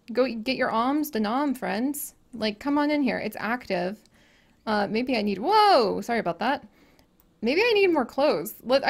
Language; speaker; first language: English; native; English